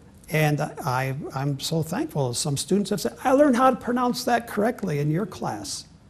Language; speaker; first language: English; native; English